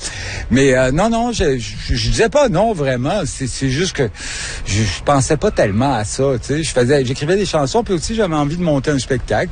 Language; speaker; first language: French; native; French